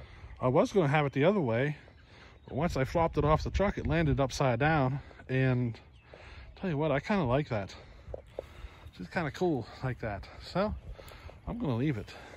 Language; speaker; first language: English; native; English